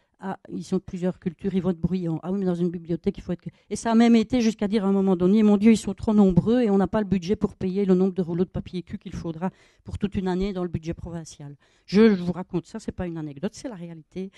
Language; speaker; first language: French; native; French